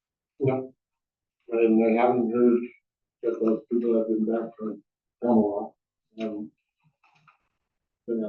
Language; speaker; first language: English; native; English